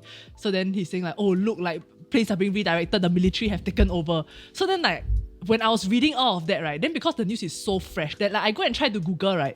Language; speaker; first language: English; native; English